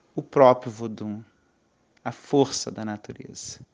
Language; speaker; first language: Portuguese; native; Portuguese